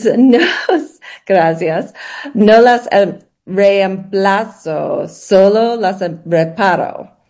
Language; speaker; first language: Spanish; non-native, learner; English